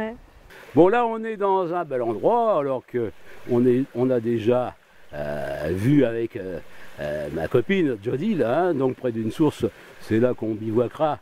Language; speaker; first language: French; native; French